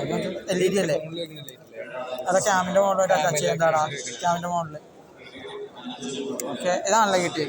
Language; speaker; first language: Malayalam; native; Malayalam